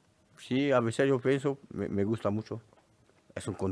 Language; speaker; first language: Spanish; non-native, learner; French